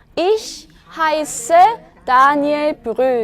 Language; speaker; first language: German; non-native, fluent; Korean